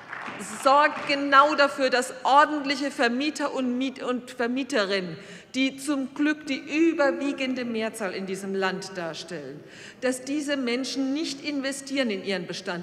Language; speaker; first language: German; native; German